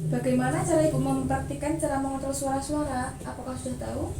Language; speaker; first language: Indonesian; native; Indonesian